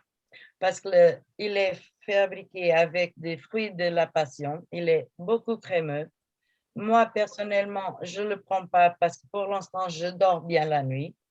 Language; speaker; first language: French; non-native, fluent; Portuguese